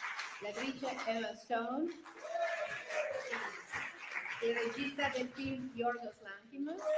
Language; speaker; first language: Italian; native; Italian